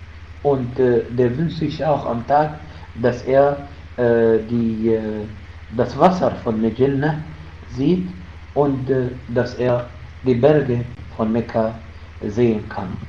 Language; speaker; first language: German; non-native, fluent; Arabic